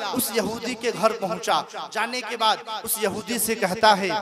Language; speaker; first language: Urdu; non-native, local second language; Bangla